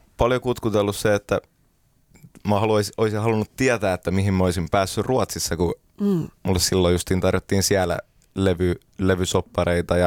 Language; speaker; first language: Finnish; early bilingual, heritage; Finnish